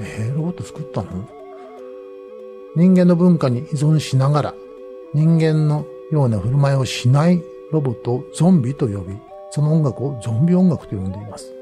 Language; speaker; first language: Japanese; native; Japanese